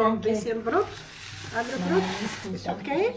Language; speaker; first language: German; non-native, learner; Greek